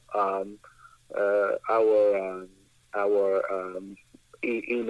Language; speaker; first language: English; non-native, local second language; Akan